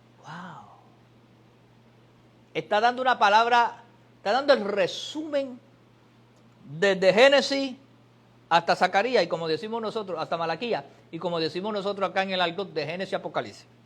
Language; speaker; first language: Spanish; native; Spanish